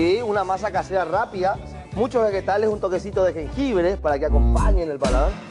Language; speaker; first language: Spanish; native; Spanish